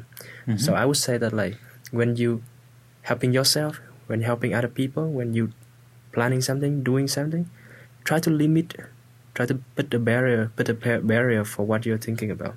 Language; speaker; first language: English; non-native, fluent; Vietnamese